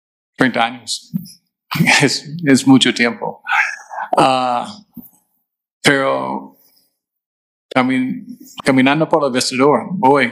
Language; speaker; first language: Spanish; non-native, fluent; English